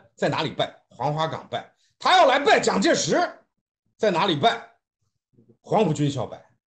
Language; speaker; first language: Chinese; native; Chinese